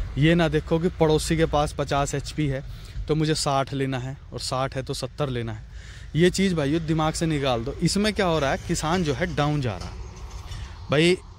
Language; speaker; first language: Hindi; native; Hindi